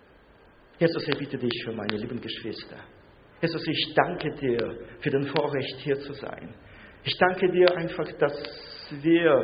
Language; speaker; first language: German; non-native, fluent; Russian